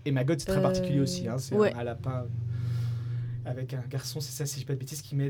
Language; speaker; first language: French; native; French